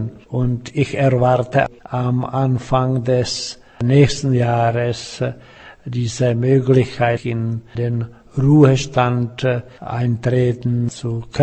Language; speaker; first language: German; non-native, fluent; Czech